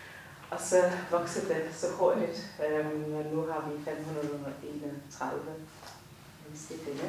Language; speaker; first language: Danish; non-native, fluent; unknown